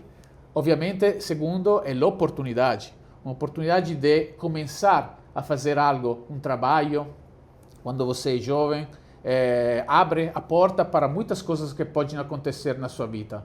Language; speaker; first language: Portuguese; non-native, fluent; Italian